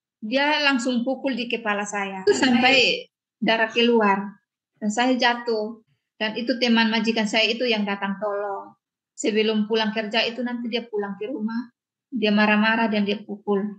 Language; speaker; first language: Indonesian; non-native, local second language; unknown